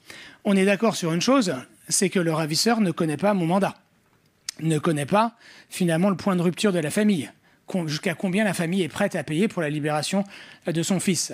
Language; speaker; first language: French; native; French